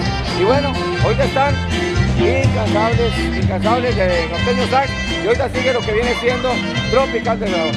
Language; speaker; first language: Spanish; native; Spanish